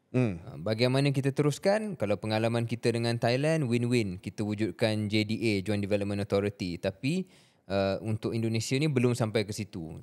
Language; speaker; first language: Malay; native; Malay